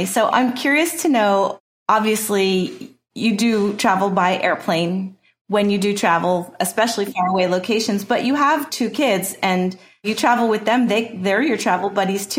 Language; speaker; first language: English; native; English